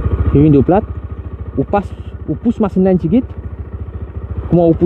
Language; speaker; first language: French; non-native, local second language; Morisyen